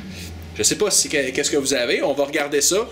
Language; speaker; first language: French; native; French